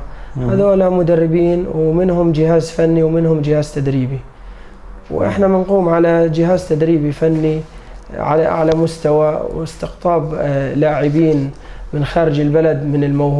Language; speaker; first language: Arabic; native; Arabic